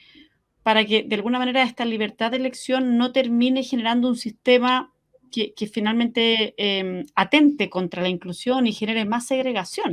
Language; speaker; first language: Spanish; native; Spanish